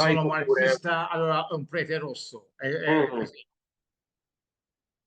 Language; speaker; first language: Italian; non-native, fluent; Maltese